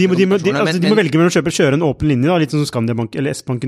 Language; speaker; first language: Norwegian; native; Norwegian